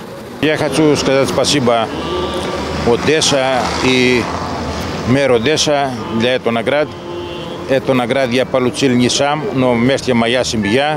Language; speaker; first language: Russian; non-native, learner; Greek